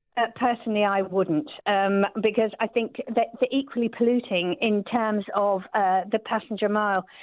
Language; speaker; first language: English; native; English